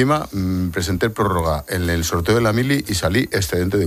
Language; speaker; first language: Spanish; native; Spanish